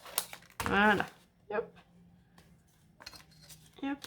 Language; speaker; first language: French; native; French